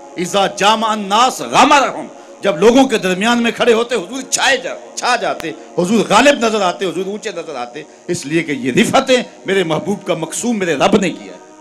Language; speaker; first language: Urdu; non-native, local second language; Punjabi